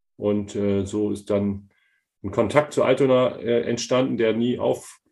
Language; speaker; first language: German; native; German